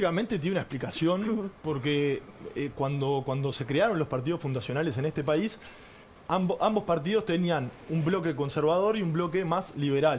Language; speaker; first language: Spanish; native; Spanish